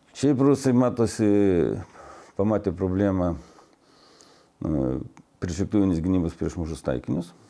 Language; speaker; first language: Lithuanian; non-native, local second language; Russian